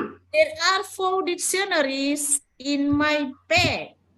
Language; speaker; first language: English; non-native, learner; Indonesian